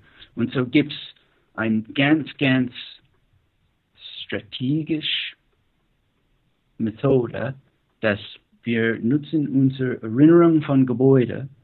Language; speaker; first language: German; non-native, learner; English